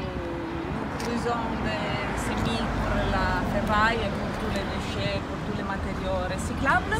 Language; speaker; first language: French; non-native, fluent; Italian